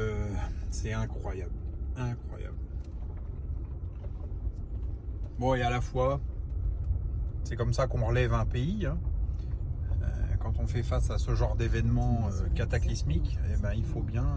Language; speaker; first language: French; native; French